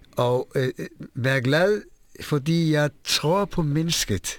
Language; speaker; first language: Danish; non-native, fluent; Hebrew